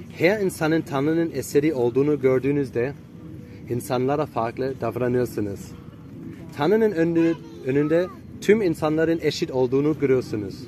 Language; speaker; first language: Turkish; non-native, fluent; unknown